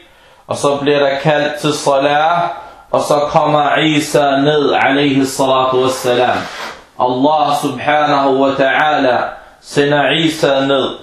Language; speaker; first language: Danish; non-native, fluent; Arabic